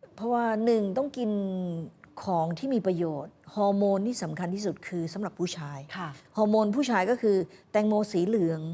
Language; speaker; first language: Thai; early bilingual, heritage; Thai